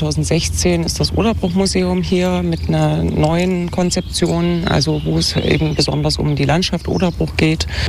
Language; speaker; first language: German; native; German